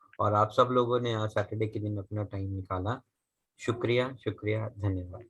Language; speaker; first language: Hindi; native; Hindi